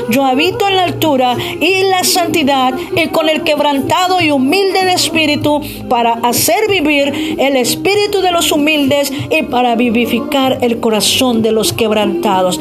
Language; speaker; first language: Spanish; native; Spanish